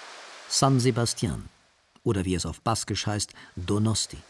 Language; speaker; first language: German; native; German